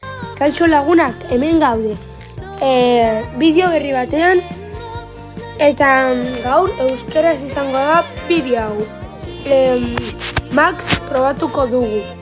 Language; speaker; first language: Basque; non-native, local second language; Spanish